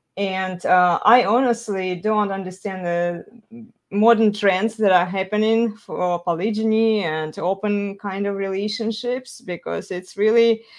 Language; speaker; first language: English; non-native, fluent; Russian